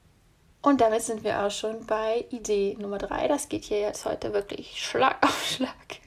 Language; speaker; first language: German; native; German